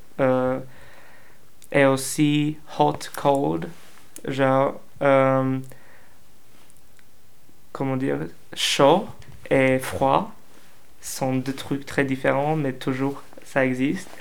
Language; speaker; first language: French; non-native, fluent; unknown